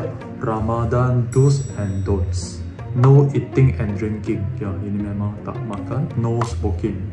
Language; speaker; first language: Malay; non-native, local second language; Chinese